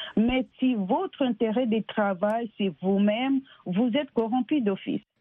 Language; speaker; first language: French; non-native, local second language; Lingala